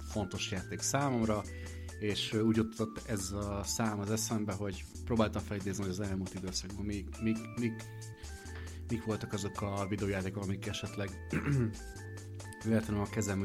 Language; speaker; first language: Hungarian; native; Hungarian